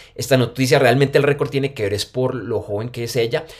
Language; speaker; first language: Spanish; native; Spanish